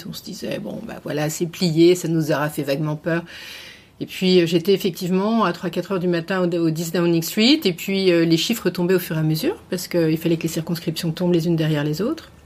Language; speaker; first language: French; native; French